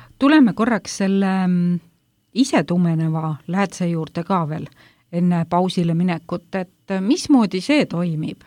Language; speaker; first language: Estonian; native; Estonian